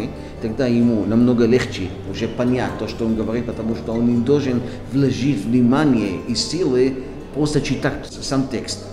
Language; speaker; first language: Russian; non-native, fluent; Hebrew